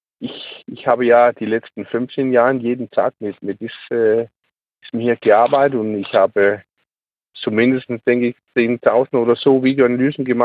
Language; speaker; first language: German; non-native, learner; Danish